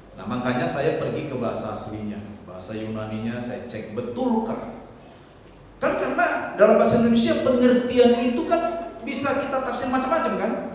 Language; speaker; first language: Indonesian; non-native, local second language; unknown